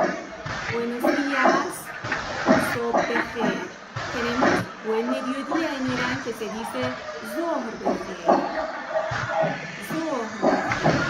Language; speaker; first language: Spanish; non-native, fluent; Persian